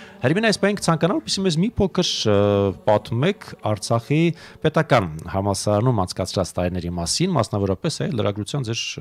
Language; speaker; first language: Armenian; native; Armenian